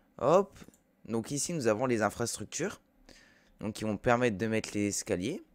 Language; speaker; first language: French; native; French